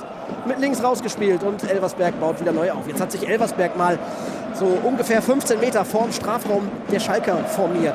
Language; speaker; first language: German; native; German